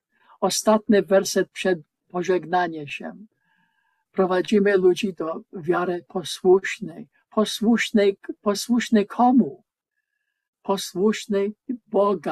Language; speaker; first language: Polish; non-native, learner; English